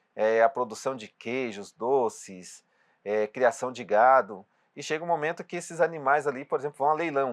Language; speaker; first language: Portuguese; native; Portuguese